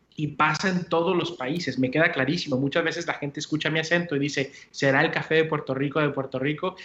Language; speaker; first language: Spanish; early bilingual, heritage; Spanish